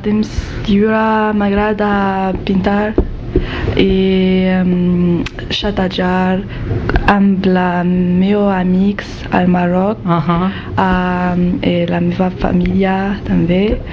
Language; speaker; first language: Catalan; non-native, learner; Arabic